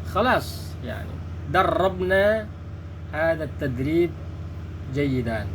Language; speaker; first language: Arabic; non-native, fluent; Indonesian